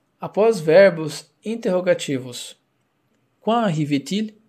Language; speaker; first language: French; non-native, fluent; Portuguese